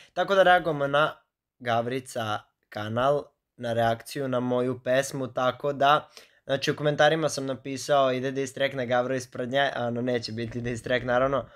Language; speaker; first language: Serbian; native; Serbian